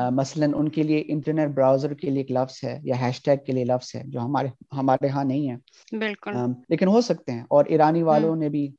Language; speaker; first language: Urdu; early bilingual, heritage; Urdu